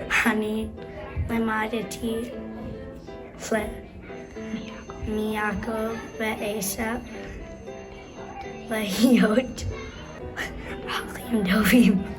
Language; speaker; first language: Hebrew; non-native, learner; English